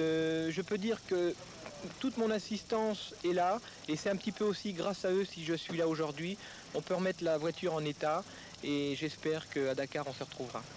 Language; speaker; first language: French; native; French